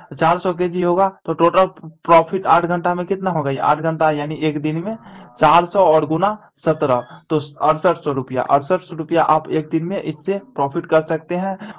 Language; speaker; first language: Hindi; native; Hindi